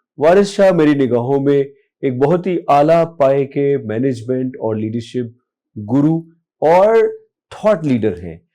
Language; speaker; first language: Urdu; non-native, local second language; Punjabi